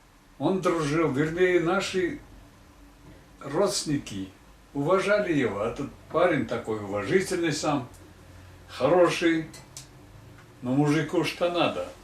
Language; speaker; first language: Russian; non-native, local second language; Tatar